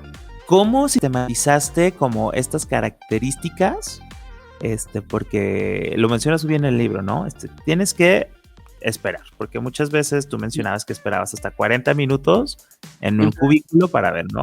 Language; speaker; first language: Spanish; native; Spanish